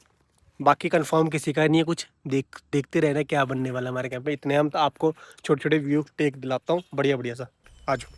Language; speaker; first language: Hindi; non-native, local second language; Punjabi